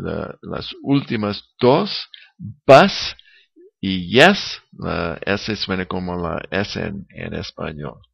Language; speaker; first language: Spanish; non-native, learner; English